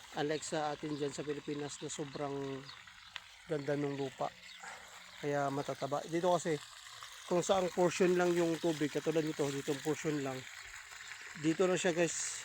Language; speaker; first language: Filipino; non-native, local second language; Hiligaynon